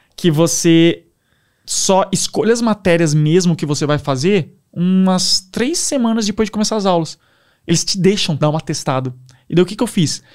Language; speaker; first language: Portuguese; native; Portuguese